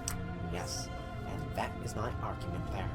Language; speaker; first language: English; native; English